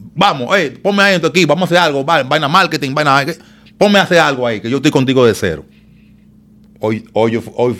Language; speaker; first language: Spanish; native; Spanish